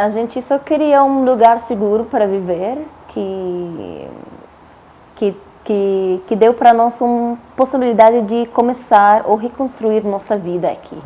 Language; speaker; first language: Portuguese; non-native, fluent; Arabic